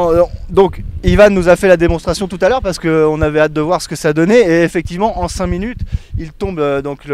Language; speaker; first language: French; native; French